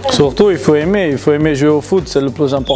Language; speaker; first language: French; non-native, fluent; Portuguese